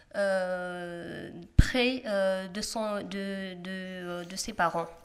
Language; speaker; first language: French; non-native, fluent; Kurdish